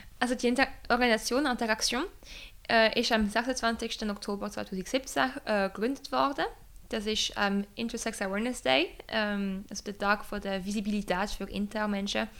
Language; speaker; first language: German; non-native, local second language; French